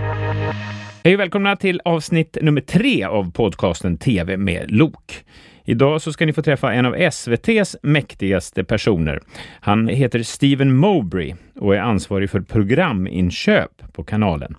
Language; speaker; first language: Swedish; native; Swedish